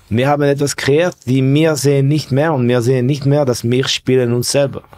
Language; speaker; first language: German; non-native, fluent; Estonian